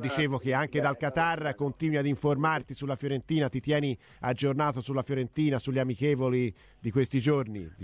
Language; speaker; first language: Italian; native; Italian